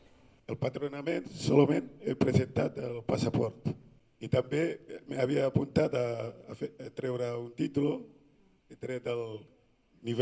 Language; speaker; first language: Catalan; non-native, learner; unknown